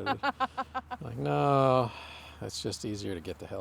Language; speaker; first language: English; native; English